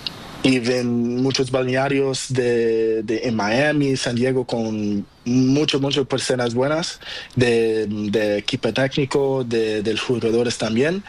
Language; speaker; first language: Spanish; non-native, learner; Portuguese